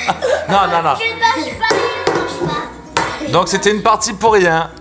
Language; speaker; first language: French; native; French